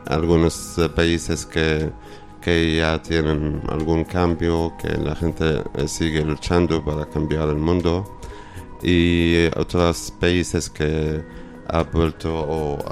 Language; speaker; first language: Spanish; non-native, learner; Arabic